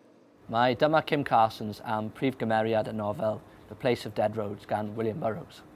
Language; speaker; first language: Welsh; native; Welsh